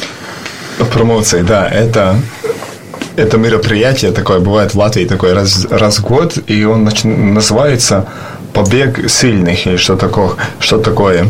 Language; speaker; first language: Russian; non-native, fluent; Latvian